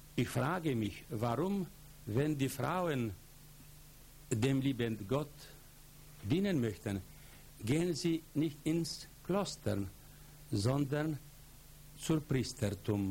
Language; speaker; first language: German; non-native, fluent; Polish